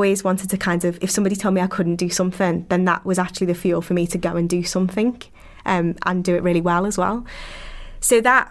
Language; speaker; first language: English; native; English